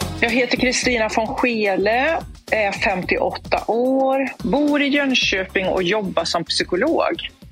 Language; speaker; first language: Swedish; native; Swedish